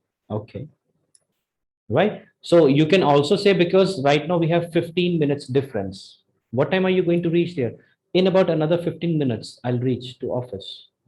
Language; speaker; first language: English; non-native, fluent; Hindi